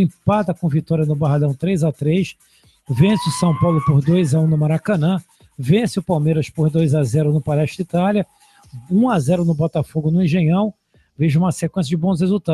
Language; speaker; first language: Portuguese; native; Portuguese